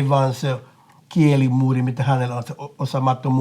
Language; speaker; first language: Finnish; non-native, fluent; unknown